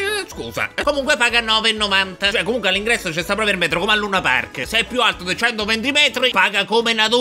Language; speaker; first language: Italian; native; Italian